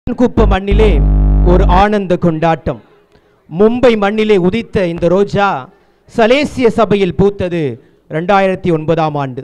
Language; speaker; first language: Tamil; native; Tamil